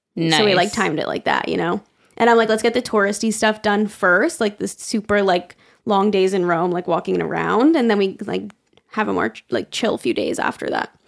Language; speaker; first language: English; early bilingual, other home language; Italian